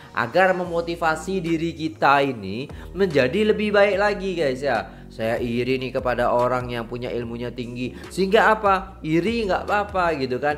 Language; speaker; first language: Indonesian; native; Indonesian